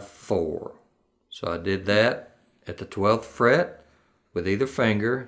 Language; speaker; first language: English; native; English